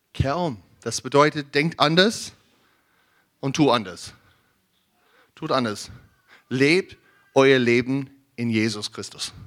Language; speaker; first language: German; non-native, learner; English